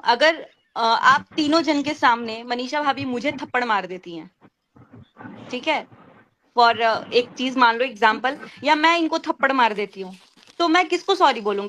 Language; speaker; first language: Hindi; native; Hindi